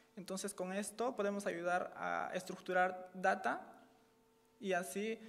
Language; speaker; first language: Spanish; native; Spanish